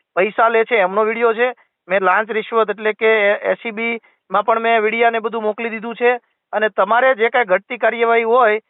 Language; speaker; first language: Gujarati; native; Gujarati